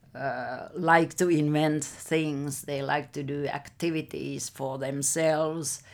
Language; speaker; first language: English; non-native, fluent; Finnish